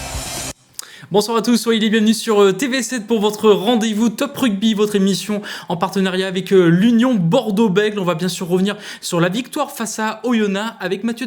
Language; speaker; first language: French; native; French